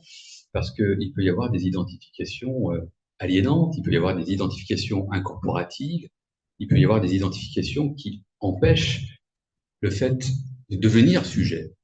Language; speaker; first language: French; native; French